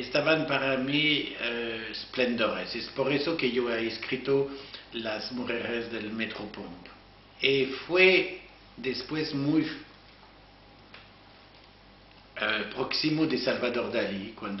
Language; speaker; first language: Spanish; non-native, learner; French